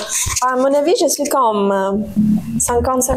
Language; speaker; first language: French; non-native, learner; Spanish